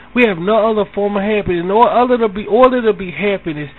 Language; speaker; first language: English; native; English